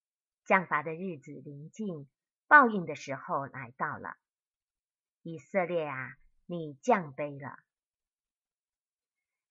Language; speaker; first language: Chinese; native; Chinese